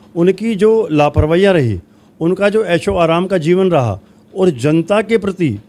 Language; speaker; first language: Hindi; native; Hindi